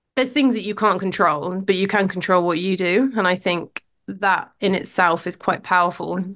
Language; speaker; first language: English; native; English